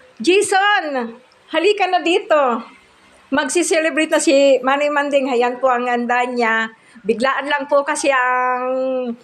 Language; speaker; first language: Filipino; non-native, local second language; Bikol